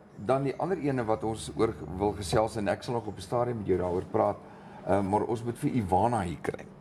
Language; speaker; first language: Afrikaans; native; Afrikaans